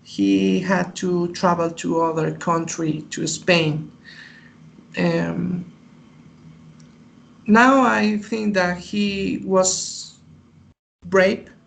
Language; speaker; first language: English; non-native, learner; Spanish